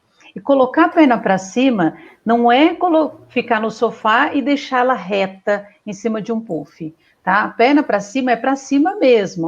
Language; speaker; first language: Portuguese; native; Portuguese